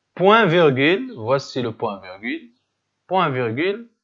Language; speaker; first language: French; non-native, local second language; Arabic